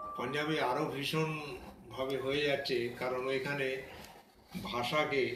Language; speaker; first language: Bangla; non-native, local second language; Punjabi